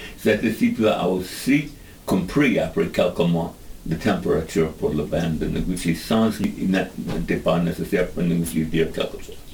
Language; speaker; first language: French; non-native, learner; English